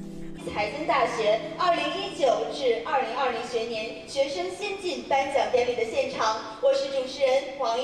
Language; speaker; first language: Chinese; native; Chinese